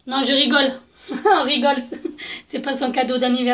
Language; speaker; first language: French; native; French